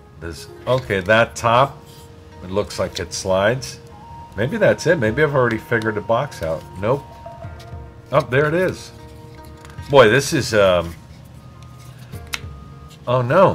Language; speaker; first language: English; native; English